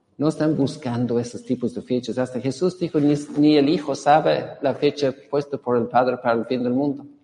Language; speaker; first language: Spanish; non-native, fluent; English